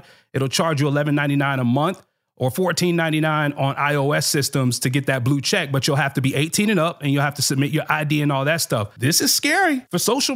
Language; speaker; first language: English; native; English